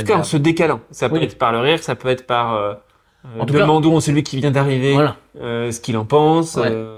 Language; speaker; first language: French; native; French